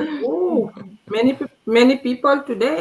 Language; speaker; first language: English; non-native, learner; French